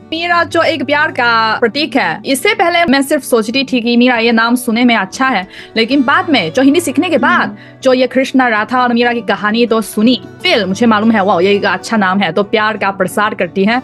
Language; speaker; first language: Hindi; non-native, learner; Chinese